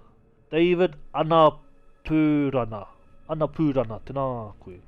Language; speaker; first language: Māori; non-native, learner; English